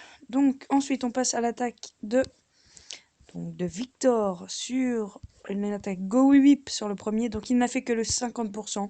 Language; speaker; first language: French; native; French